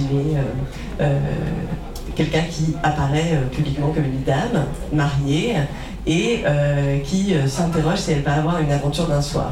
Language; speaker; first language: French; native; French